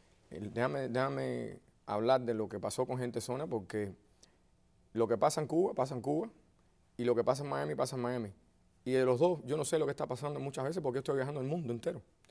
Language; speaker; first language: Spanish; early bilingual, heritage; Spanish